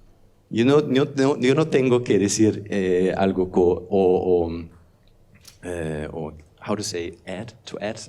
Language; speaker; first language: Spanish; non-native, learner; Danish